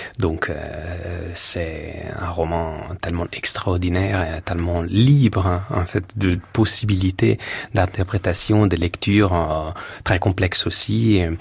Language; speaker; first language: French; non-native, fluent; Italian